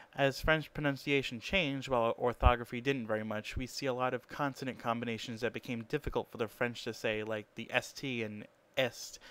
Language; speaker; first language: English; native; English